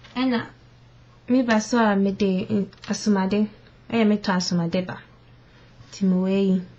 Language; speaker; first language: English; non-native, local second language; Akan